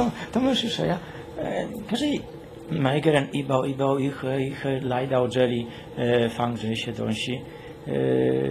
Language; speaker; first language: Chinese; non-native, learner; Polish